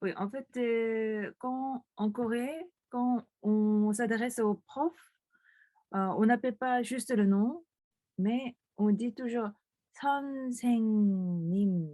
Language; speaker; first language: French; non-native, fluent; Korean